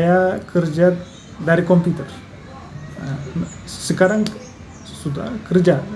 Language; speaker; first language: Indonesian; non-native, learner; Turkish